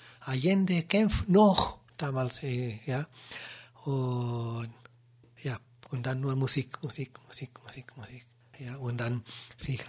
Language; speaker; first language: German; non-native, learner; Spanish